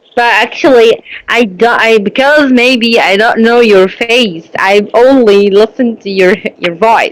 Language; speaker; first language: English; non-native, learner; Arabic